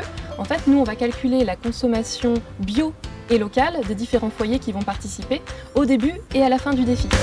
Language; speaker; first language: French; native; French